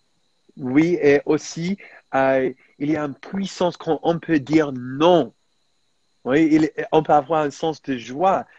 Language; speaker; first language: French; non-native, fluent; English